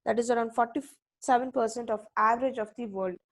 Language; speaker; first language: English; non-native, local second language; Kannada